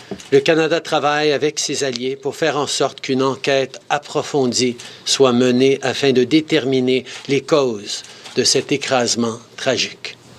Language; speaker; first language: French; native; French